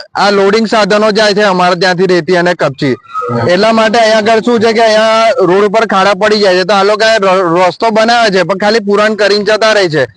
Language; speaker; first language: Gujarati; native; Gujarati